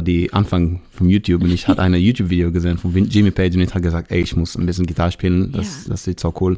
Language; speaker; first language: German; non-native, learner; Hebrew